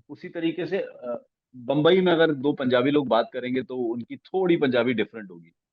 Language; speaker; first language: Hindi; non-native, local second language; Punjabi